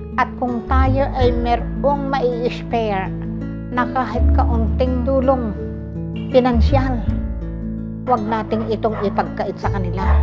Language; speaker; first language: Filipino; native; Filipino